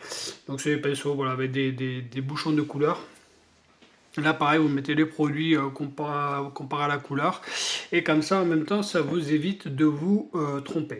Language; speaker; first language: French; native; French